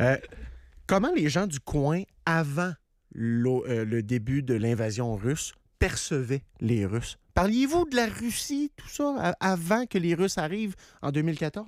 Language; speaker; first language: French; native; French